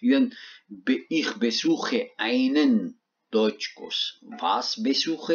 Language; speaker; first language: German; non-native, fluent; Arabic